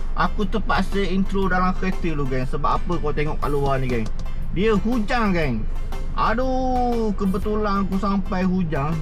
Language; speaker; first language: Malay; native; Malay